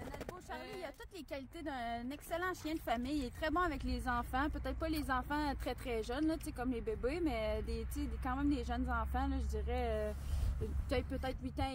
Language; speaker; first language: French; native; French